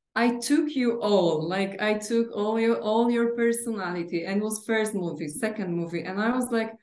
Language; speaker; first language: English; non-native, fluent; Polish